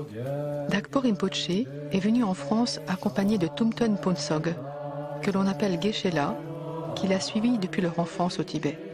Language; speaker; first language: French; native; French